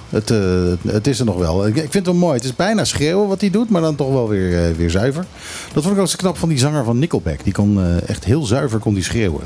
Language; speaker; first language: Dutch; native; Dutch